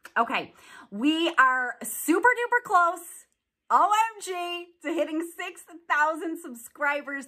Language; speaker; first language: English; native; English